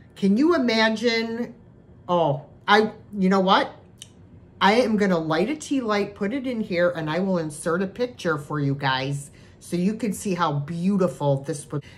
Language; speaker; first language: English; native; English